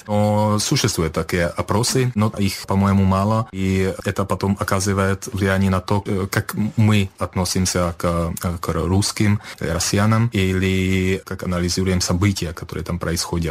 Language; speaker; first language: Russian; non-native, fluent; Czech